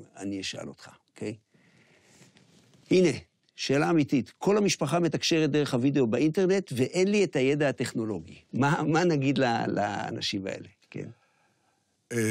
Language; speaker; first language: Hebrew; native; Hebrew